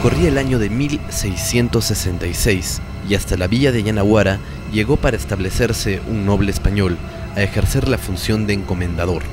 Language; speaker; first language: Spanish; native; Spanish